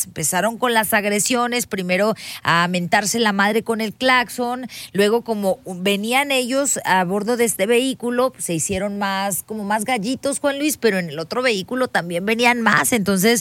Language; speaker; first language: Spanish; native; Spanish